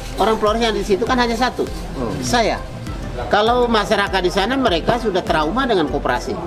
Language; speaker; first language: Indonesian; native; Indonesian